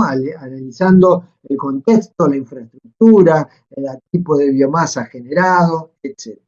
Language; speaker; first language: Spanish; native; Spanish